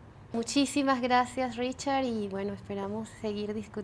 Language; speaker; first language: Spanish; native; Spanish